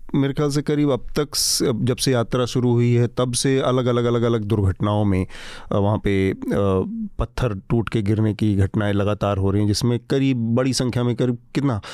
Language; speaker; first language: Hindi; native; Hindi